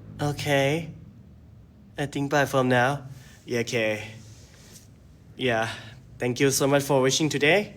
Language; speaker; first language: English; non-native, learner; Thai